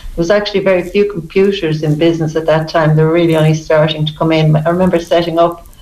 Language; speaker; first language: English; native; English